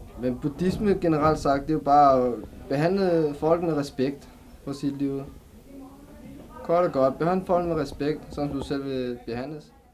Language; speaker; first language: Danish; early bilingual, other home language; Thai